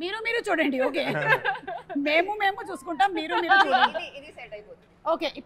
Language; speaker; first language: Telugu; native; Telugu